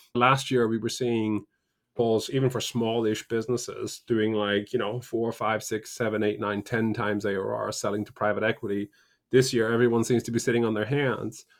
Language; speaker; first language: English; early bilingual, other home language; Norwegian